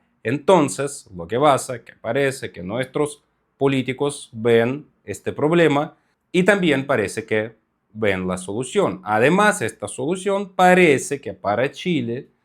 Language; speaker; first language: Spanish; non-native, fluent; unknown